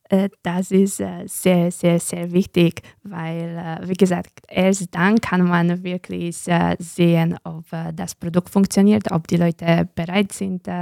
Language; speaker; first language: German; non-native, fluent; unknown